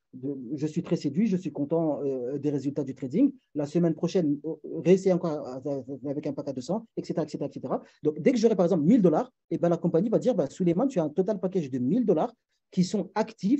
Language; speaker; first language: French; native; French